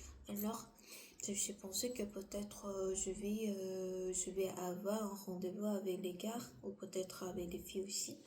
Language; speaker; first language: French; non-native, learner; Korean